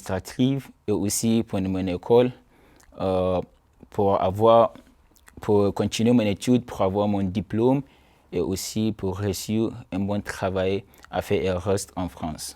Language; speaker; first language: French; non-native, learner; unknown